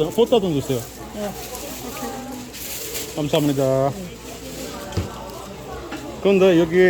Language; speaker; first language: Korean; non-native, learner; Bangla